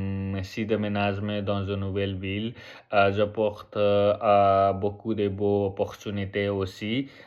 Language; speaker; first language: French; non-native, learner; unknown